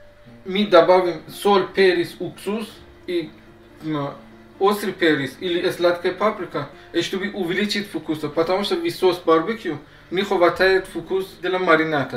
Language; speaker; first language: Russian; non-native, learner; Persian